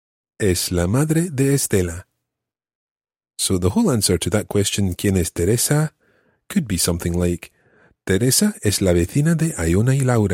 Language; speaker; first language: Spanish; non-native, fluent; English